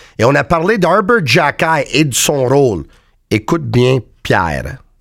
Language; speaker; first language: French; native; French